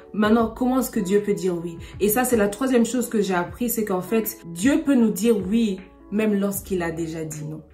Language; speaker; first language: French; non-native, local second language; Lingala